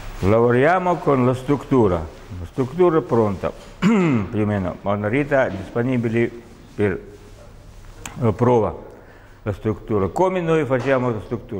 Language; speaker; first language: Italian; non-native, learner; Russian